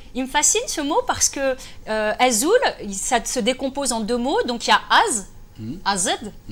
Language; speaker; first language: French; native; French